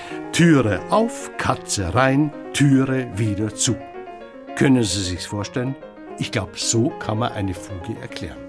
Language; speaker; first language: German; native; German